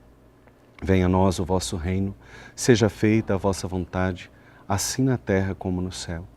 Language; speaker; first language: Portuguese; native; Portuguese